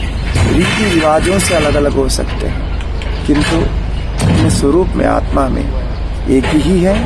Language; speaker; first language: Hindi; non-native, local second language; Malayalam